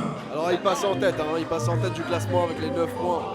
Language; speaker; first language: French; native; French